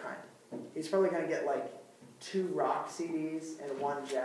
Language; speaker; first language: English; native; English